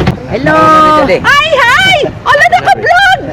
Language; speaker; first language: Filipino; non-native, local second language; Cebuano